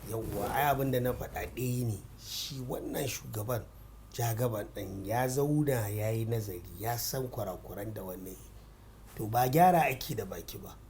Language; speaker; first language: Hausa; non-native, local second language; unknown